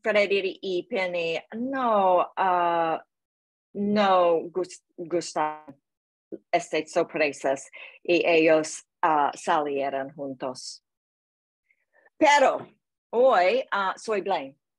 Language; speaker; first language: Spanish; non-native, learner; English